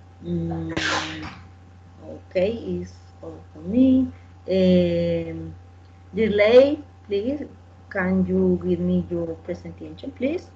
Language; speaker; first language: English; non-native, learner; Spanish